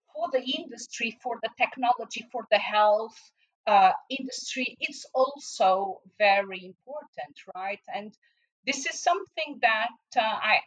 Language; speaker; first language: English; non-native, fluent; Portuguese